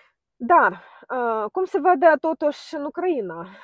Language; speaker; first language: Romanian; non-native, fluent; Ukrainian